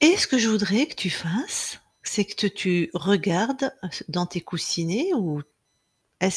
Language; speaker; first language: French; native; French